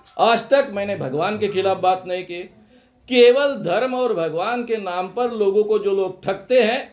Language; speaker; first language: Hindi; non-native, local second language; Marathi